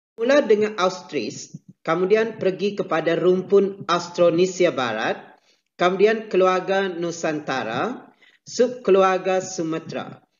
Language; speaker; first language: Malay; native; Malay